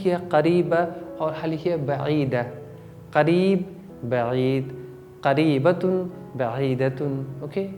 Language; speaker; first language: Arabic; non-native, fluent; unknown